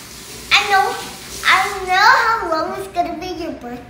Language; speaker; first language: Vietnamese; early bilingual, heritage; Vietnamese